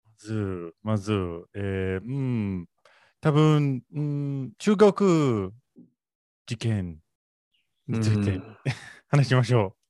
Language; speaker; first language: Japanese; non-native, learner; English